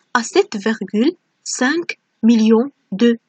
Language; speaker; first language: French; non-native, local second language; Arabic